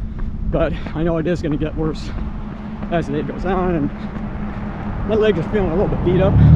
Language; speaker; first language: English; native; English